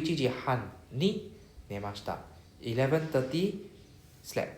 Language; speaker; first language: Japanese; non-native, fluent; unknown